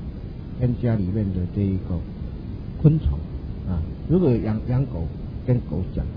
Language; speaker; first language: Chinese; non-native, local second language; Min Nan Chinese